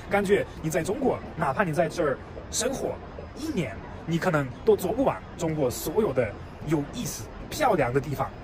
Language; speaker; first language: Chinese; non-native, fluent; German